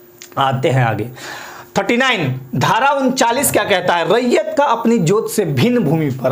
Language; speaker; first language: Hindi; native; Hindi